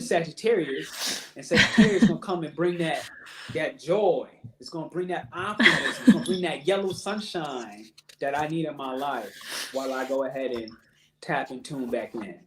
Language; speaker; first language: English; native; English